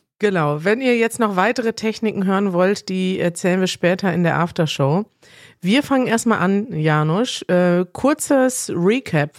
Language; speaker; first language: German; native; German